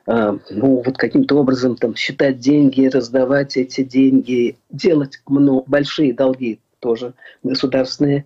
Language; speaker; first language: Russian; native; Russian